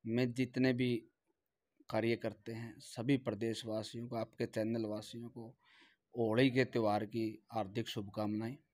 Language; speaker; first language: Hindi; native; Hindi